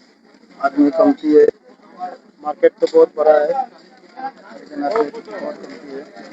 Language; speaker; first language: Hindi; non-native, local second language; Bangla